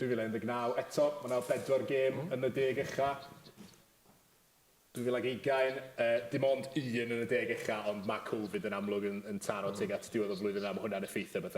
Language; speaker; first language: Welsh; native; Welsh